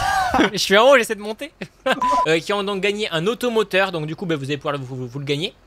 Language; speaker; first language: French; native; French